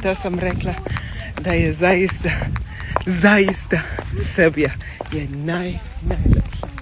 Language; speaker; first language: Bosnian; non-native, learner; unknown